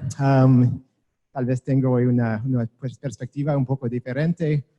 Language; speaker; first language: Spanish; non-native, learner; English